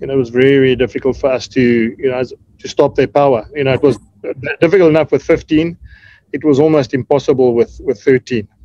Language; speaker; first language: English; native; English